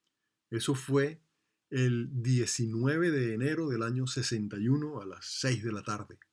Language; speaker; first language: Spanish; native; Spanish